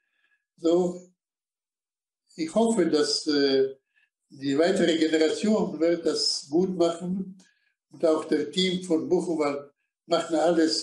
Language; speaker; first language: German; non-native, fluent; Slovak